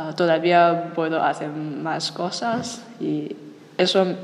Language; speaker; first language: Spanish; non-native, learner; Chinese